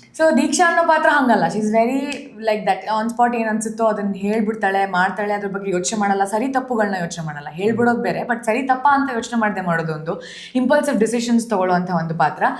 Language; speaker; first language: Kannada; native; Kannada